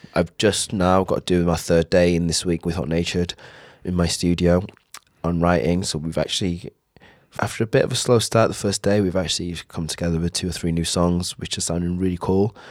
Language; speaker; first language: English; native; English